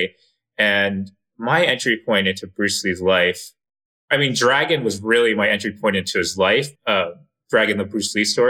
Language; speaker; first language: English; native; English